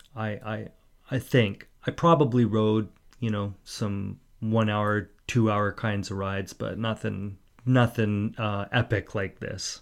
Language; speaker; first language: English; native; English